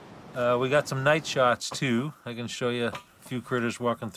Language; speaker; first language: English; native; English